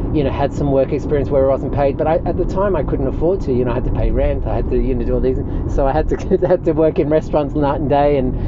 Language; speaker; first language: English; native; English